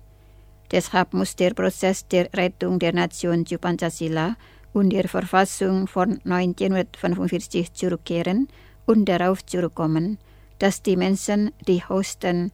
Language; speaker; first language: German; non-native, fluent; Indonesian